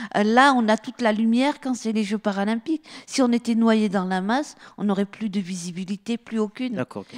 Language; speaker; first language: French; native; French